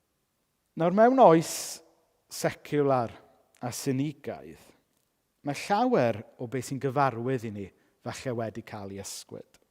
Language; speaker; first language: Welsh; native; Welsh